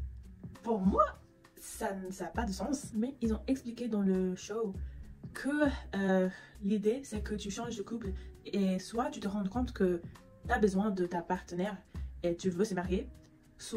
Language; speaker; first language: French; non-native, fluent; English